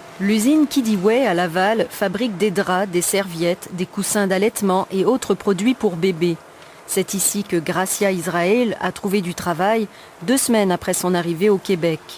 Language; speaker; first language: French; native; French